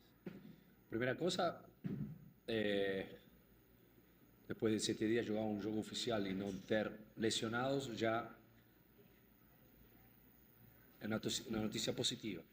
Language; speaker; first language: Portuguese; non-native, fluent; Spanish